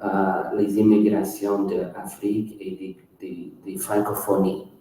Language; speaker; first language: French; non-native, local second language; English